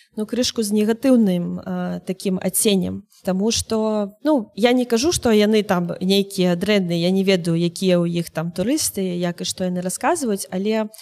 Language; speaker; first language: Belarusian; non-native, local second language; Russian